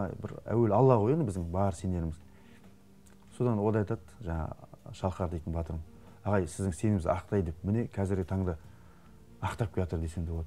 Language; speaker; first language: Kazakh; native; Kazakh